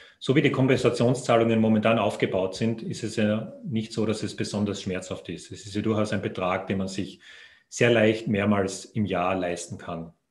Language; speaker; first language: German; native; German